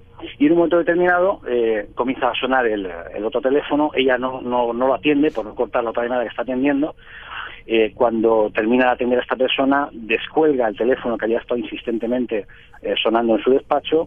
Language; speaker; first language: Spanish; native; Spanish